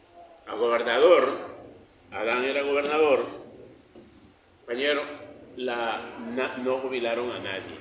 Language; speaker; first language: Spanish; native; Spanish